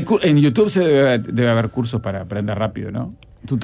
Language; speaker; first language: Spanish; native; Spanish